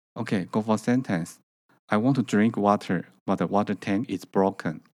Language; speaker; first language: English; non-native, learner; Chinese